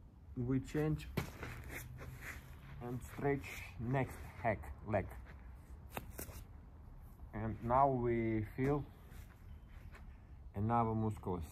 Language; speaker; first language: English; non-native, learner; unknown